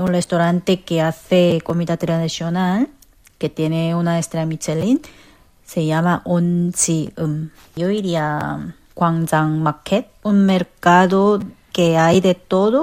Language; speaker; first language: Spanish; non-native, fluent; Korean